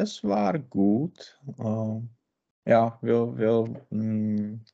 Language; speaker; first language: German; non-native, learner; Czech